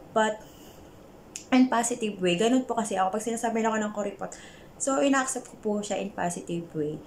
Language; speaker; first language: Filipino; non-native, local second language; Iloko